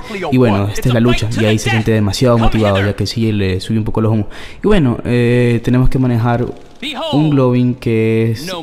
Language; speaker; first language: Spanish; native; Spanish